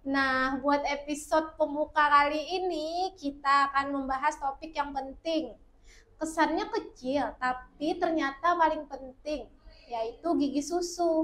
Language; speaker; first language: Indonesian; native; Indonesian